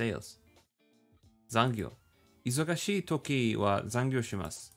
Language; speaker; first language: Japanese; non-native, learner; English